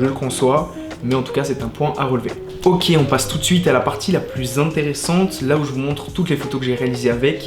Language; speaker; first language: French; native; French